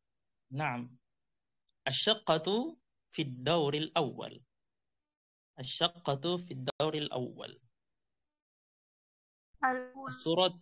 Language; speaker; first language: Arabic; non-native, fluent; Indonesian